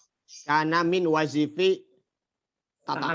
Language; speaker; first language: Arabic; non-native, learner; Indonesian